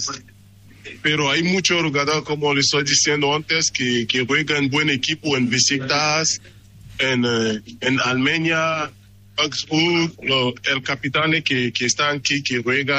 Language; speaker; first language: Spanish; non-native, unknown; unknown